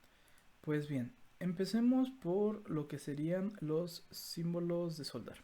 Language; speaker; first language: Spanish; native; Spanish